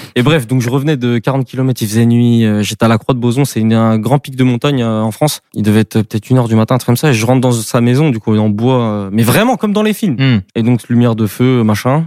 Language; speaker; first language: French; native; French